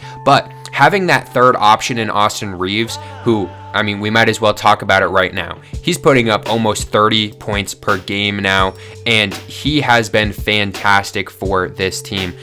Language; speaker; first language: English; native; English